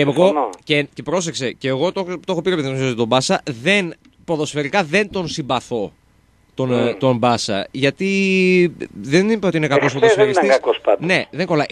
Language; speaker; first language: Greek; native; Greek